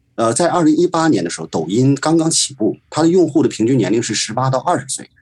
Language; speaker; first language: Chinese; native; Chinese